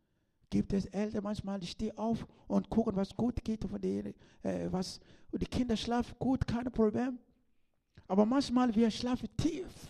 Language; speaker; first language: German; non-native, learner; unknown